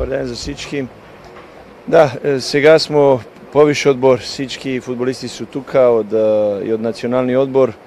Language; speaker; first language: Bulgarian; non-native, learner; Serbian